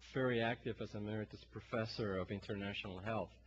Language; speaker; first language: English; non-native, local second language; Spanish